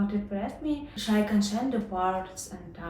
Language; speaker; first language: English; non-native, learner; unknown